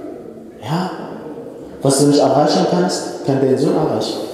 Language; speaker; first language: German; non-native, fluent; Arabic